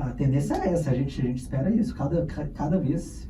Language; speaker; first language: Portuguese; native; Portuguese